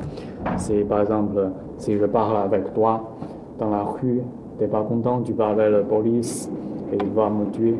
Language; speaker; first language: French; non-native, learner; Chinese